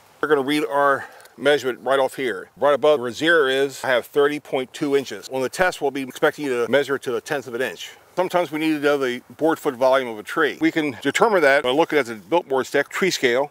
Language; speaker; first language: English; native; English